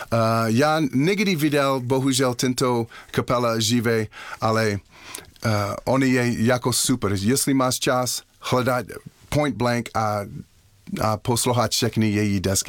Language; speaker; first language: Czech; non-native, learner; English